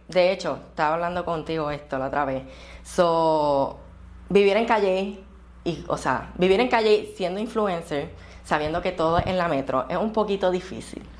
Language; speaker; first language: Spanish; native; Spanish